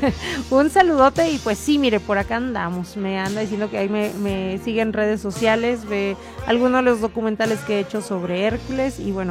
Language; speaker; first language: Spanish; native; Spanish